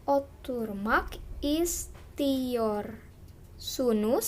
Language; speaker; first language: Turkish; non-native, fluent; Indonesian